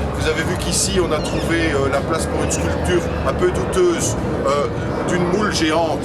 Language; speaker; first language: French; native; French